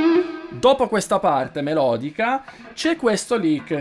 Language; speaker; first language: Italian; native; Italian